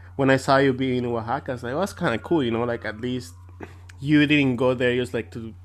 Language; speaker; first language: English; non-native, fluent; Spanish